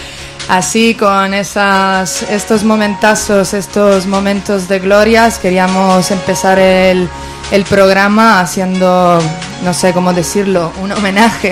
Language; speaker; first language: Spanish; native; Spanish